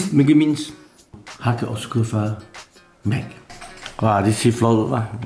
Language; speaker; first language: Danish; non-native, fluent; Chinese